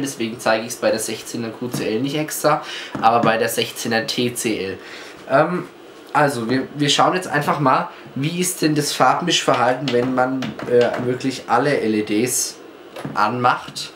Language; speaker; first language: German; native; German